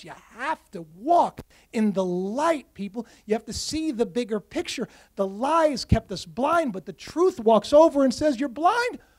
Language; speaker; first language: English; native; English